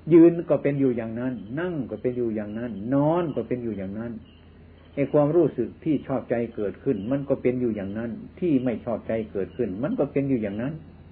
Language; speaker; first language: Thai; non-native, local second language; Lao